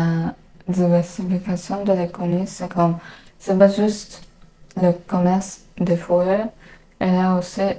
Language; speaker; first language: French; non-native, learner; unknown